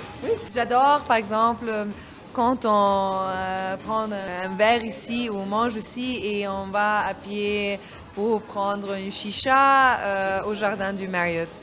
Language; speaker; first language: French; non-native, fluent; Arabic